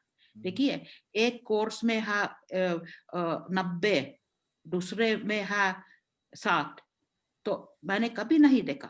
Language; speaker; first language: Hindi; non-native, fluent; Finnish